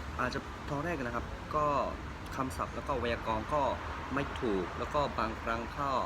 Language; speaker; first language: Thai; non-native, learner; Japanese